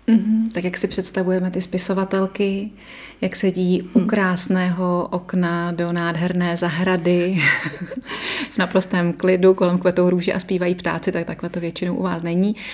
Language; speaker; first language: Czech; native; Czech